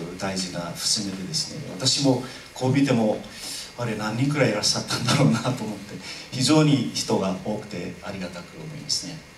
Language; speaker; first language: Japanese; non-native, fluent; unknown